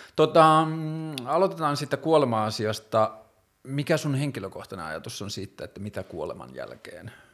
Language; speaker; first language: Finnish; native; Finnish